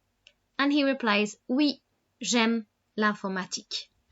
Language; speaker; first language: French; non-native, fluent; English